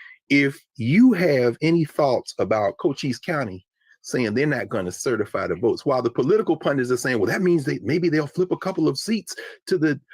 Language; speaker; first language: English; native; English